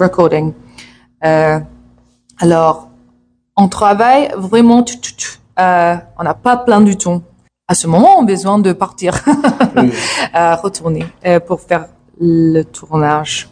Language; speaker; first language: French; non-native, learner; English